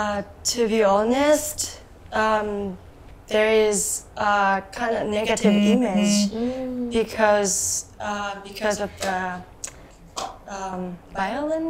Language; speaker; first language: English; non-native, learner; Japanese